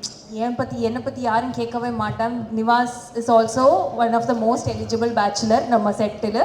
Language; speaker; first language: Tamil; non-native, fluent; Malayalam